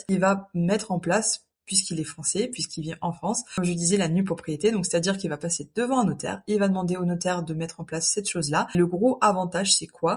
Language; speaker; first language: French; native; French